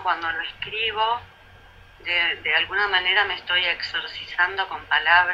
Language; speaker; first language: Spanish; native; Spanish